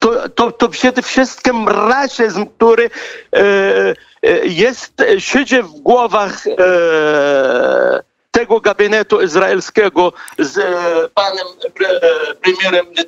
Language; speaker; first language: Polish; non-native, fluent; Arabic